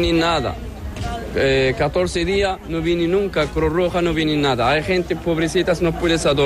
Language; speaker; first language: Spanish; non-native, learner; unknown